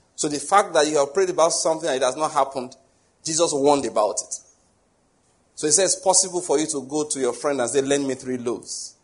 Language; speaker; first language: English; non-native, local second language; Yoruba